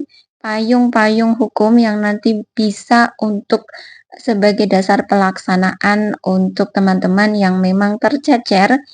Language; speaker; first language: Indonesian; native; Indonesian